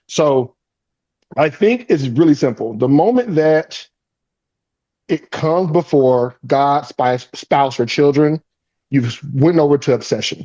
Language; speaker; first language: English; native; English